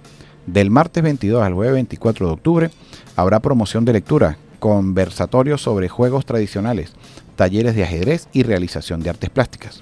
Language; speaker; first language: Spanish; native; Spanish